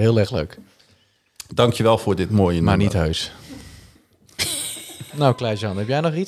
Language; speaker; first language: Dutch; native; Dutch